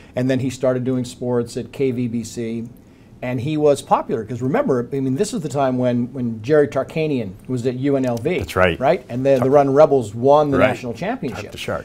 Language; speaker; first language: English; native; English